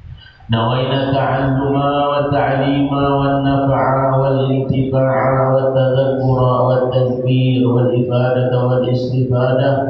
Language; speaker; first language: Arabic; non-native, fluent; Banjar